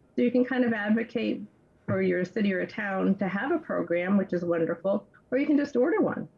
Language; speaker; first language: English; native; English